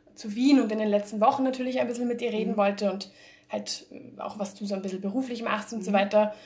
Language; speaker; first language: German; early bilingual, heritage; German